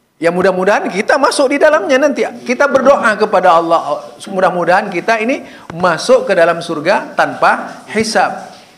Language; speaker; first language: Indonesian; non-native, local second language; Madurese